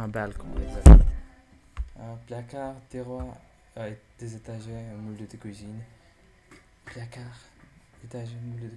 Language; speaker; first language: French; non-native, learner; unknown